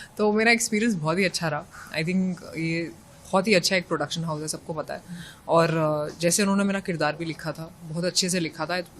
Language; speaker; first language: Hindi; native; Hindi